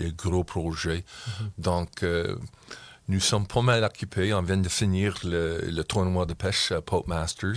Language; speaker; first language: French; non-native, local second language; English